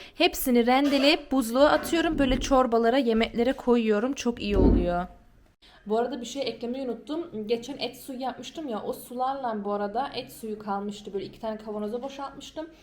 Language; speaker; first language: Turkish; early bilingual, heritage; Turkish